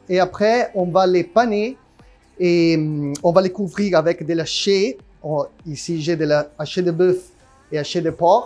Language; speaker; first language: French; non-native, learner; Italian